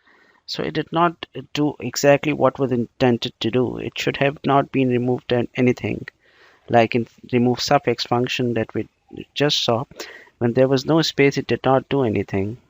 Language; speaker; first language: English; non-native, local second language; Bangla